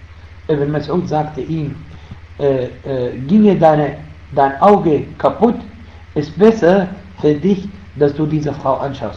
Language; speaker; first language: German; non-native, fluent; Arabic